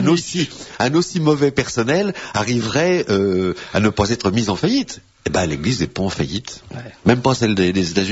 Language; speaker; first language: French; native; French